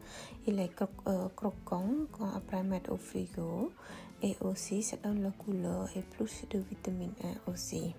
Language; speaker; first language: French; non-native, fluent; Khmer